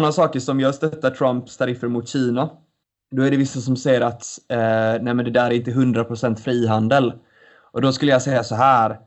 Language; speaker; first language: Swedish; native; Swedish